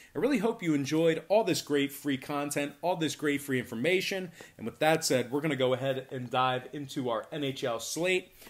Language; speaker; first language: English; native; English